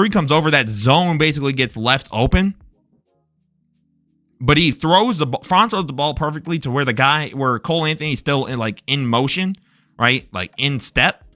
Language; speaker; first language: English; native; English